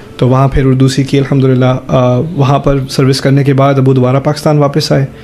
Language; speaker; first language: Urdu; early bilingual, heritage; German